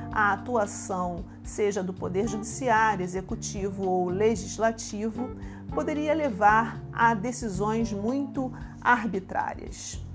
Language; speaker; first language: Portuguese; native; Portuguese